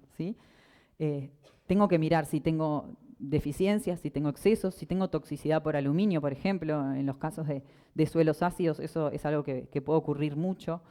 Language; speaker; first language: Spanish; native; Spanish